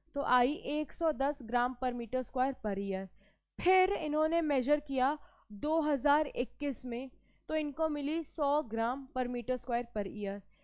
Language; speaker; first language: Hindi; native; Hindi